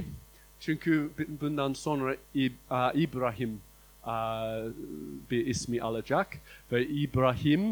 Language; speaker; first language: Turkish; non-native, fluent; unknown